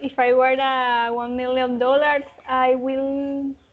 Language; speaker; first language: English; non-native, learner; Spanish